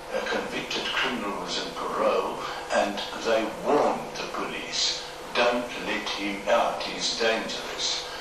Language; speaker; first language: English; non-native, local second language; Afrikaans